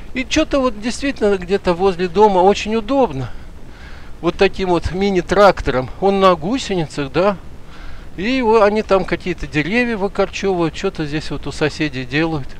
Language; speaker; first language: Russian; native; Russian